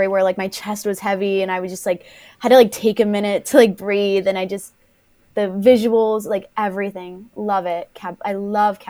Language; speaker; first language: English; native; English